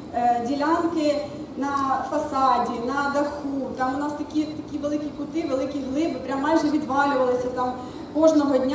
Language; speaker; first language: Ukrainian; non-native, local second language; Russian